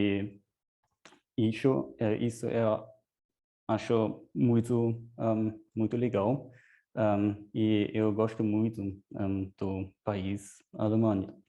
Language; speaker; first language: Portuguese; non-native, fluent; German